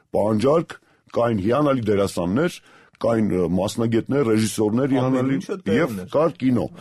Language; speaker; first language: Armenian; native; Armenian